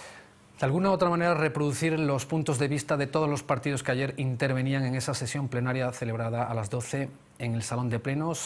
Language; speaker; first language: Spanish; native; Spanish